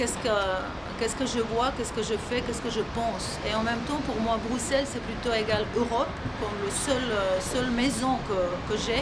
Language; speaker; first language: French; non-native, fluent; Serbian